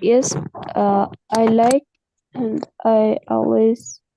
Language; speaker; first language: English; non-native, learner; Urdu